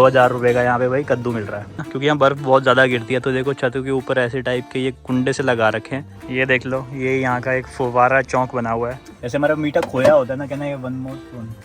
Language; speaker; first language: Hindi; native; Hindi